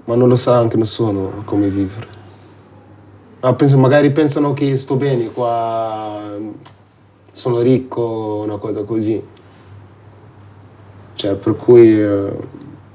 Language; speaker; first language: Italian; non-native, learner; Arabic